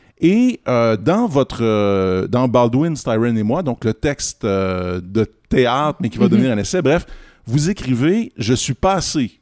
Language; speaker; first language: French; native; French